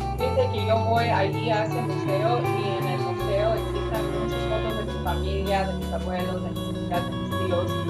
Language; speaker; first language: Spanish; early bilingual, heritage; English